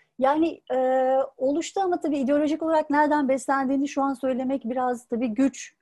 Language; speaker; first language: Turkish; native; Turkish